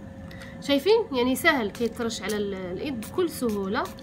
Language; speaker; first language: Arabic; native; Arabic